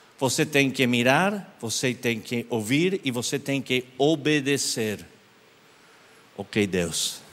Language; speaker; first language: Portuguese; non-native, learner; English